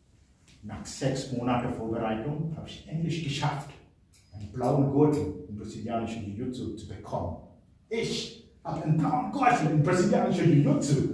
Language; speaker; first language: German; non-native, fluent; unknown